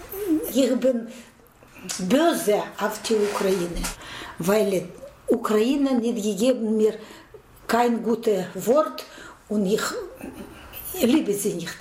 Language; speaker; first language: German; non-native, learner; Russian